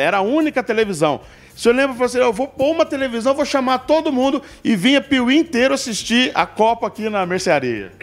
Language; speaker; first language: Portuguese; native; Portuguese